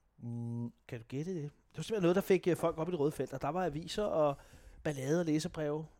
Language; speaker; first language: Danish; native; Danish